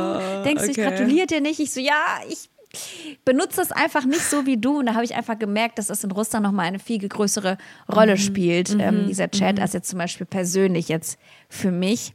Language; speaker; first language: German; early bilingual, other home language; Russian